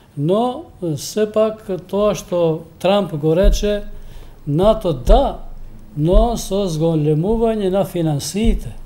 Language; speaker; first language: Macedonian; non-native, local second language; Albanian